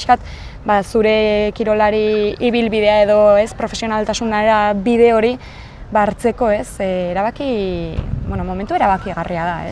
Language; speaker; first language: Basque; native; Basque